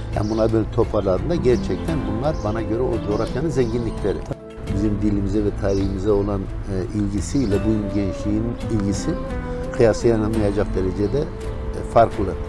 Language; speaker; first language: Turkish; non-native, local second language; Zaza